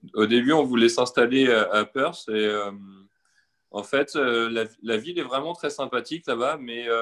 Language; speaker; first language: French; native; French